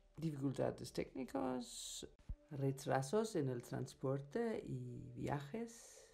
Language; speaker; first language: Spanish; non-native, fluent; Danish